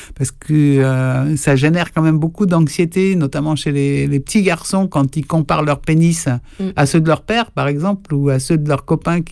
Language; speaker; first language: French; native; French